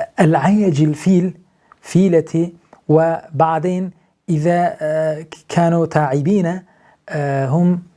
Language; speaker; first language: Arabic; non-native, fluent; Turkish